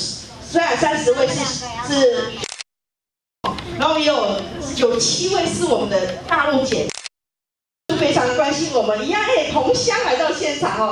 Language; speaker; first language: Chinese; native; Chinese